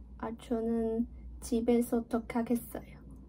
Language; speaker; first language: Korean; non-native, learner; Chinese